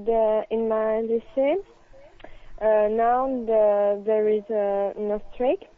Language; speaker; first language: English; non-native, learner; French